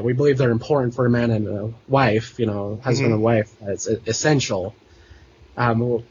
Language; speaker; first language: English; native; English